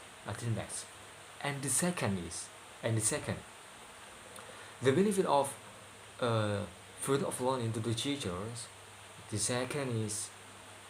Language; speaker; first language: English; non-native, learner; Indonesian